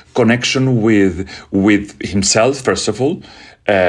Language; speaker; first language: English; non-native, fluent; Spanish